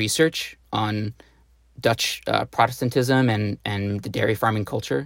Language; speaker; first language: English; native; English